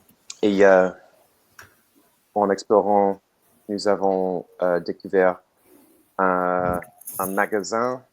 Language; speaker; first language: French; non-native, learner; English